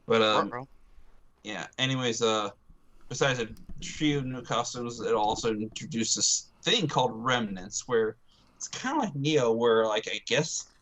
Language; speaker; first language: English; native; English